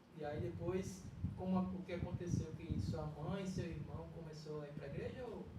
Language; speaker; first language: Portuguese; native; Portuguese